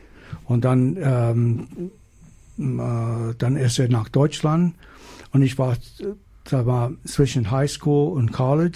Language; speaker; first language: German; non-native, learner; English